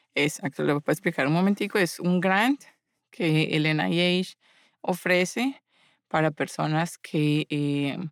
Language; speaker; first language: Spanish; native; Spanish